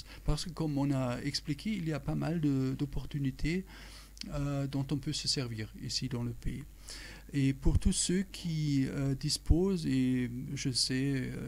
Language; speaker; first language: French; non-native, fluent; German